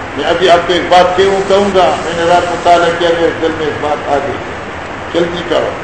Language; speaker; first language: Urdu; non-native, local second language; Northern Hindko